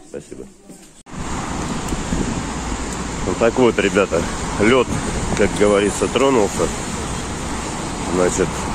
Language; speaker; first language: Russian; native; Russian